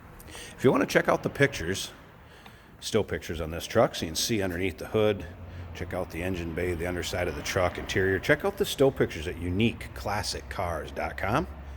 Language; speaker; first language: English; native; English